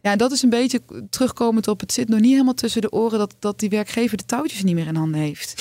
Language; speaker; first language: Dutch; native; Dutch